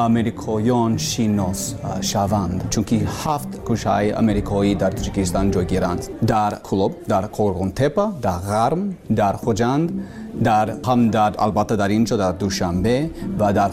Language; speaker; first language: Persian; non-native, learner; English